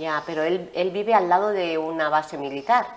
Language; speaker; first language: Spanish; native; Spanish